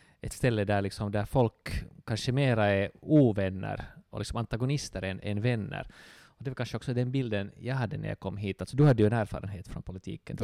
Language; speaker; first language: Swedish; native; Swedish